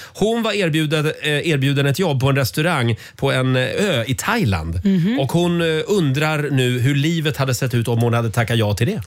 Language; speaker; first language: Swedish; native; Swedish